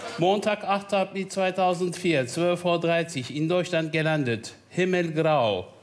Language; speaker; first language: German; non-native, fluent; Turkish